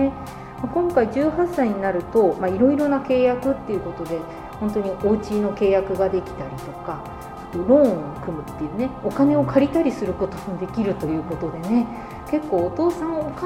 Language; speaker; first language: Japanese; native; Japanese